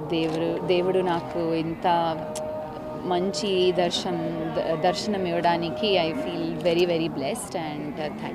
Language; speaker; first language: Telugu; non-native, learner; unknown